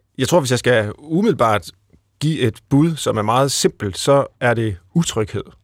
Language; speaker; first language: Danish; native; Danish